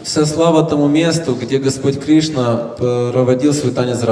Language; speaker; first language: Russian; native; Russian